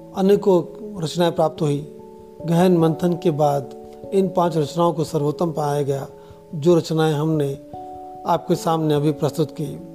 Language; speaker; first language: Hindi; native; Hindi